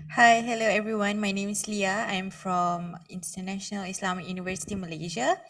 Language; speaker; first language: English; non-native, local second language; Malay